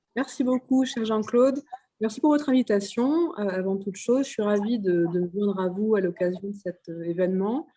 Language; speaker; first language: French; native; French